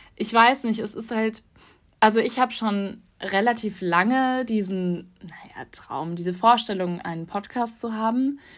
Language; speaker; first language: German; native; German